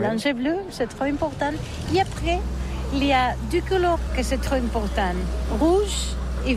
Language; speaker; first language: French; non-native, learner; Catalan